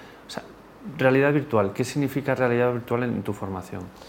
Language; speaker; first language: Spanish; native; Spanish